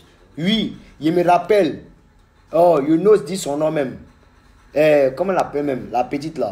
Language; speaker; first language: French; native; French